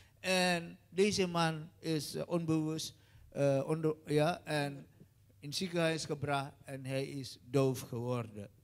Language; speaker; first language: Dutch; non-native, learner; Indonesian